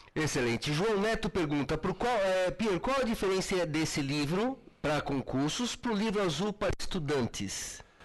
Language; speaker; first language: Portuguese; native; Portuguese